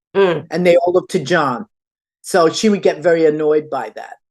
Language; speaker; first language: English; native; English